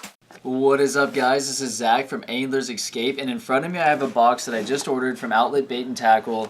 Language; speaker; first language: English; native; English